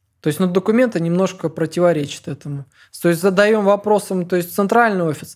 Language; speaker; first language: Russian; native; Russian